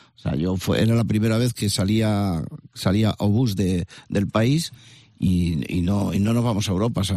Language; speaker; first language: Spanish; native; Spanish